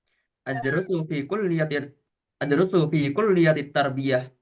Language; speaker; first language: Arabic; non-native, learner; Indonesian